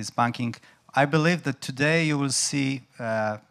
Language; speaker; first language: English; non-native, fluent; Polish